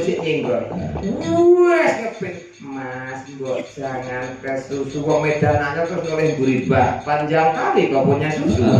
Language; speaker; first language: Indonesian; non-native, local second language; Javanese